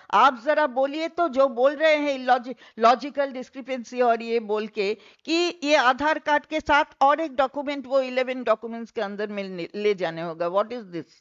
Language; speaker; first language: Hindi; non-native, local second language; Bangla